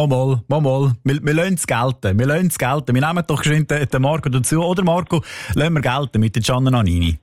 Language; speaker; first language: German; native; German